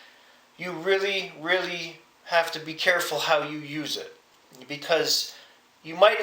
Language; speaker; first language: English; native; English